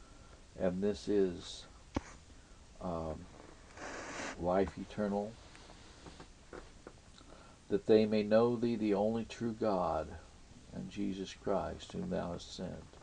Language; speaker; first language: English; native; English